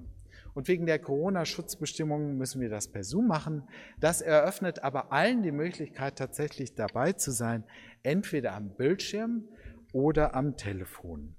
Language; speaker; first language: German; native; German